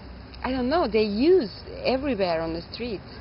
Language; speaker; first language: English; non-native, fluent; Hungarian